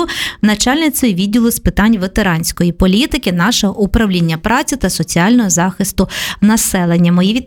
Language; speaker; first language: Ukrainian; native; Ukrainian